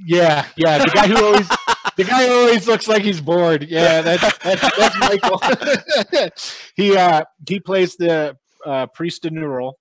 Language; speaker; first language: English; native; English